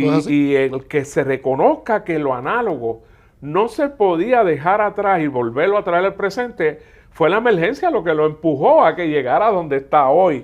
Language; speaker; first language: Spanish; native; Spanish